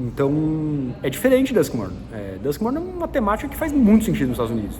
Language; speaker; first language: Portuguese; native; Portuguese